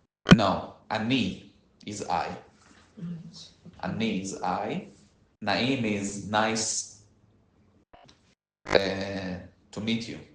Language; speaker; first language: English; non-native, learner; Hebrew